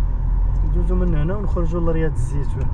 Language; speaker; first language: Arabic; native; Arabic